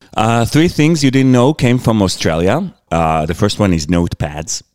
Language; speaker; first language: English; non-native, fluent; Hebrew